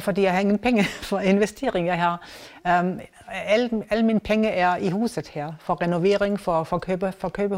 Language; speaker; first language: Danish; non-native, learner; German